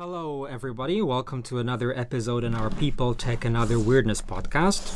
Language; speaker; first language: English; non-native, fluent; Polish